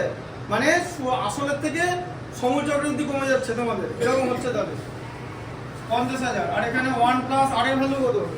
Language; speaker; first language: Bangla; native; Bangla